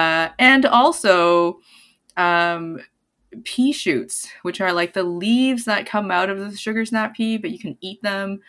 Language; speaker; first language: English; non-native, local second language; Cantonese